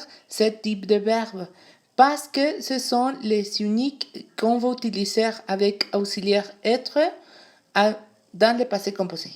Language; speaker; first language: French; non-native, fluent; Spanish